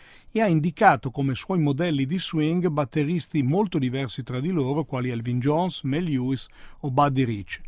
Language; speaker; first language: Italian; native; Italian